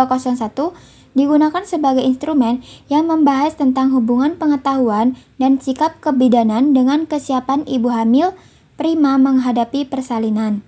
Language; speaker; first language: Indonesian; native; Indonesian